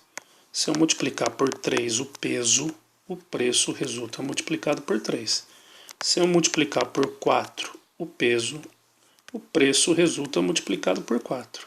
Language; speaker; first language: Portuguese; native; Portuguese